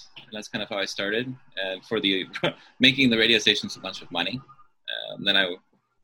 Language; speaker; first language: English; native; English